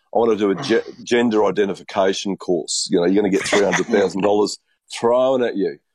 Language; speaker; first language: English; native; English